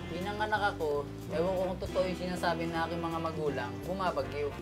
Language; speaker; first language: Filipino; native; Filipino